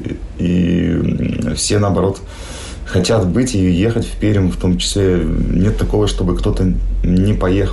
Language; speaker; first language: Russian; native; Russian